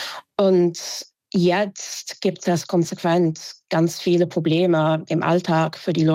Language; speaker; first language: German; non-native, fluent; English